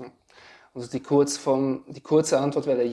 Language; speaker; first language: German; native; German